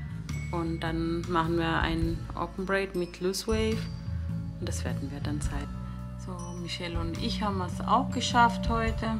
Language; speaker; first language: German; non-native, fluent; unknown